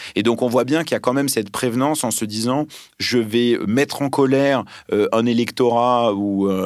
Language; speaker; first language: French; early bilingual, other home language; Arabic